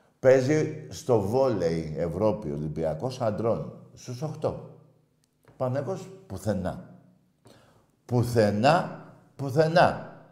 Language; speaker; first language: Greek; native; Greek